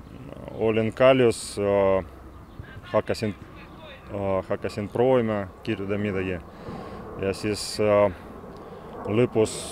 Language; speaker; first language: Estonian; non-native, local second language; Russian